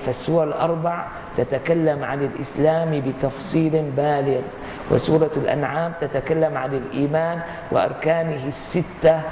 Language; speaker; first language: Arabic; native; Arabic